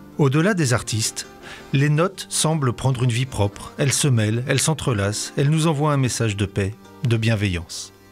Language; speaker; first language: French; native; French